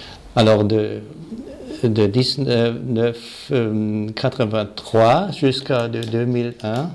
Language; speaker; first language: French; non-native, fluent; German